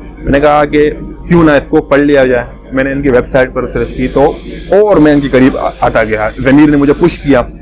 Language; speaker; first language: Urdu; non-native, local second language; Pashto